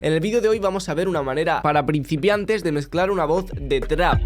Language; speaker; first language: Spanish; native; Spanish